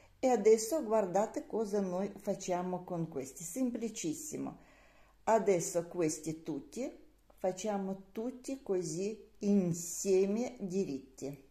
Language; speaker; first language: Italian; non-native, learner; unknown